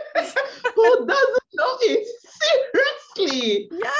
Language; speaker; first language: English; non-native, local second language; Igbo